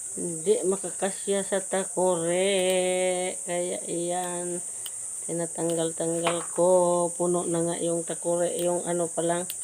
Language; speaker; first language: Filipino; non-native, local second language; Cebuano